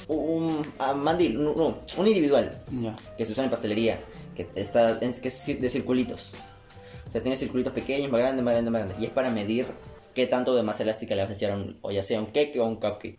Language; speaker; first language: Spanish; native; Spanish